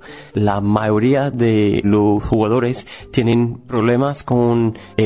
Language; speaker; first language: Spanish; non-native, fluent; English